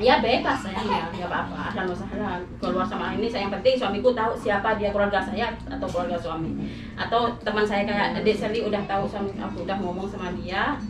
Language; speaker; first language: Indonesian; non-native, local second language; Madurese